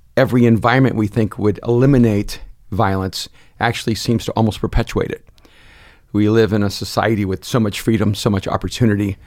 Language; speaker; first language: English; early bilingual, other home language; Spanish